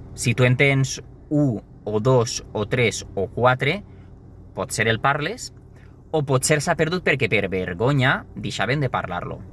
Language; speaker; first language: Catalan; native; Catalan